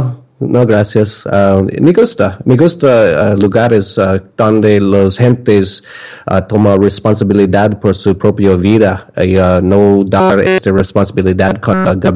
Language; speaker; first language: Spanish; non-native, learner; English